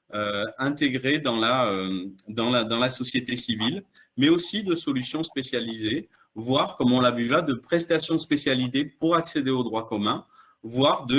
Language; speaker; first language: French; native; French